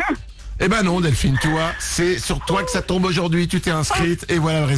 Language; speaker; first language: French; native; French